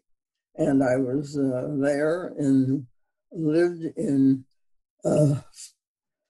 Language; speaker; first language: English; native; English